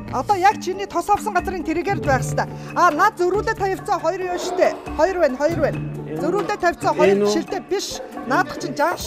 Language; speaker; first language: Mongolian; native; Mongolian